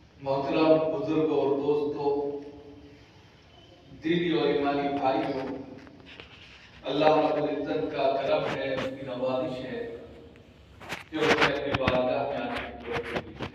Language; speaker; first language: Urdu; native; Urdu